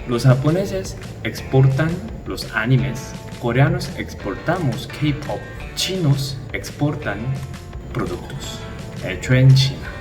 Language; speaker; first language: Spanish; non-native, learner; Korean